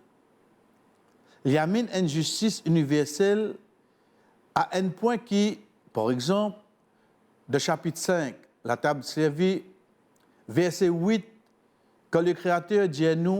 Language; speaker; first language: French; non-native, local second language; Morisyen